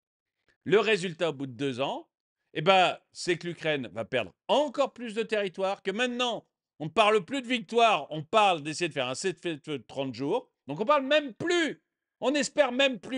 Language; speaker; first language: French; native; French